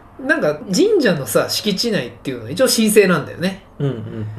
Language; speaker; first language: Japanese; native; Japanese